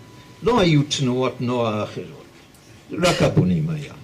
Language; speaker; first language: Hebrew; non-native, fluent; English